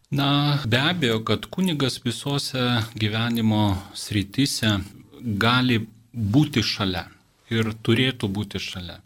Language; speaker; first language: Lithuanian; non-native, local second language; Polish